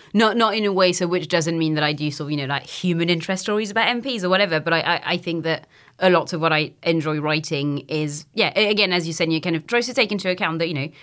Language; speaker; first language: English; non-native, fluent; French